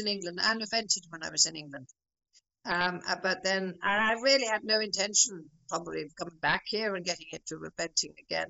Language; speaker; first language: English; native; English